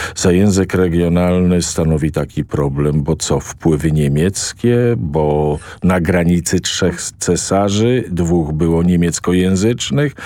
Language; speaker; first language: Polish; native; Polish